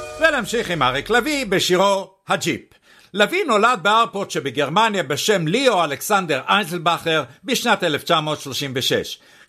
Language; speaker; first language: Hebrew; native; Hebrew